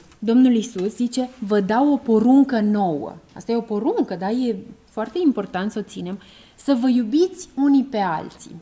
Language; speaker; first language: Romanian; native; Romanian